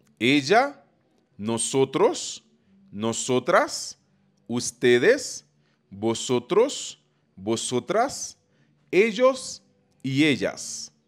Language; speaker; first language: Spanish; non-native, fluent; Haitian Creole